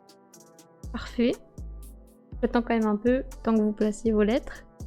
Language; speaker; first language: French; native; French